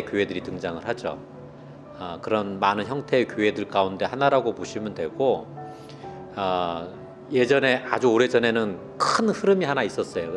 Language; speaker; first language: Korean; native; Korean